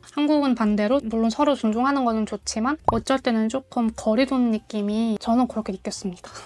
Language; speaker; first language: Korean; non-native, fluent; Mongolian